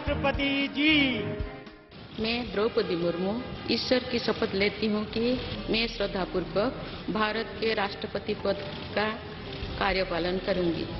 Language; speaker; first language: Hindi; non-native, local second language; Santali